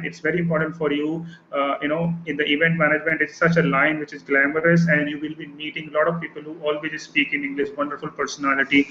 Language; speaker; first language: English; non-native, local second language; Hindi